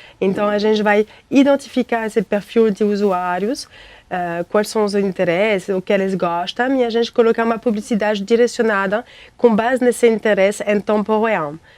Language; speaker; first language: Portuguese; non-native, fluent; French